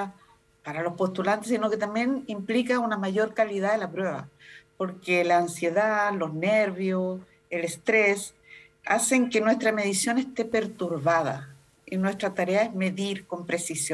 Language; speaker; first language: Spanish; native; Spanish